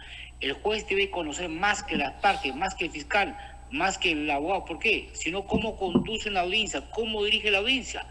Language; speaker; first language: Spanish; native; Spanish